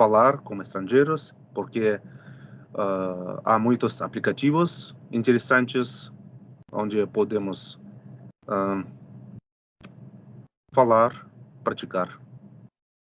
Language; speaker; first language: Portuguese; non-native, fluent; Russian